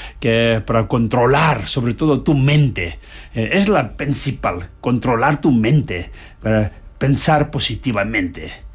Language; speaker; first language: Spanish; non-native, learner; Tibetan